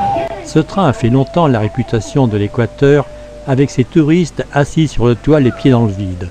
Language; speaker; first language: French; native; French